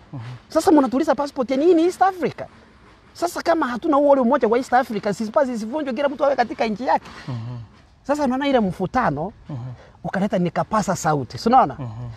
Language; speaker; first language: Swahili; non-native, local second language; Gusii